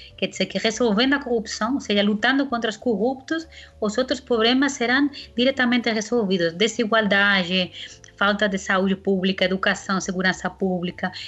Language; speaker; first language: Portuguese; non-native, fluent; Spanish